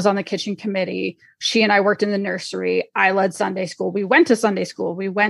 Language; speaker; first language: English; native; English